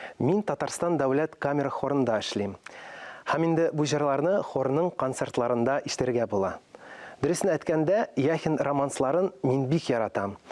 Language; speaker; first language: Tatar; non-native, local second language; Russian